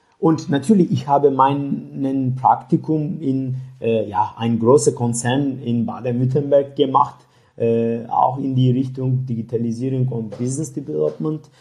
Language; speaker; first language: German; non-native, learner; Turkish